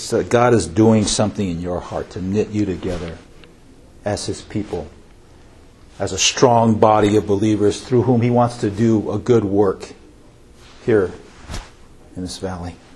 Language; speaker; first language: English; early bilingual, other home language; Japanese